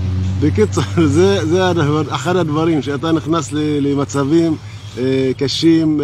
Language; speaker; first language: Hebrew; non-native, local second language; Arabic